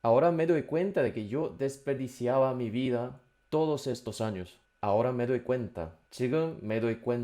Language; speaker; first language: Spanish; non-native, fluent; Korean